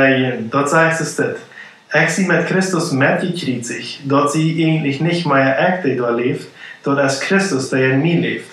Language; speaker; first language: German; non-native, local second language; Plautdietsch